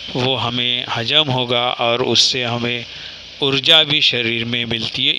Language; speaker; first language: Hindi; non-native, local second language; Marathi